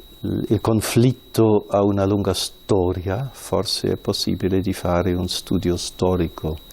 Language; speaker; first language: Italian; non-native, fluent; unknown